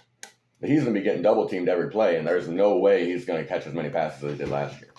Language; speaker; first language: English; native; English